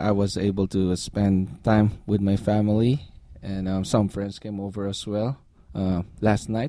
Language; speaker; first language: English; non-native, local second language; Filipino